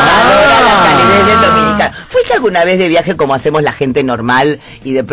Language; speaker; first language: Spanish; native; Spanish